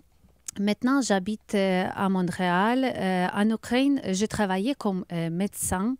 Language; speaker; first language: French; non-native, learner; Ukrainian